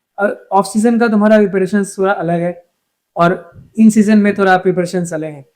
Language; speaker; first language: Hindi; non-native, local second language; Bangla